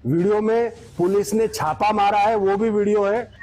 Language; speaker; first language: Hindi; non-native, local second language; Gujarati